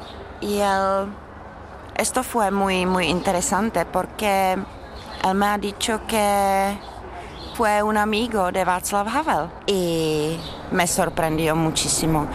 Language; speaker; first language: Spanish; non-native, fluent; Czech